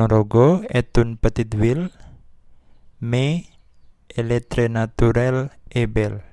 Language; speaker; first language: French; non-native, learner; Indonesian